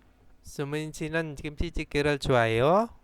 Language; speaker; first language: Korean; non-native, fluent; Indonesian